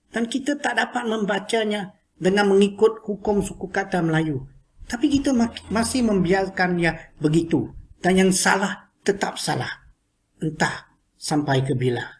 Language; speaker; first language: Malay; non-native, local second language; Chinese